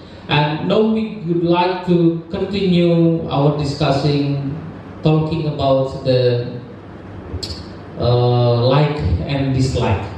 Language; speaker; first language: English; non-native, learner; Indonesian